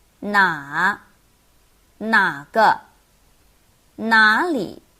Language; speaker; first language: Chinese; non-native, fluent; Korean